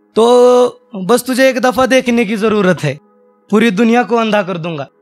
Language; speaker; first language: Hindi; non-native, local second language; Marathi